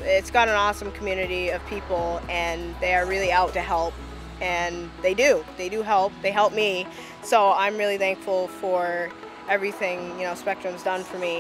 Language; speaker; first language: English; native; English